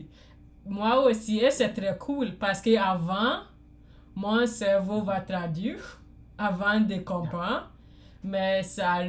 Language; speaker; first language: French; non-native, learner; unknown